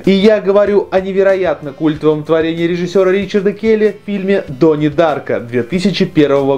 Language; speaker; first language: Russian; native; Russian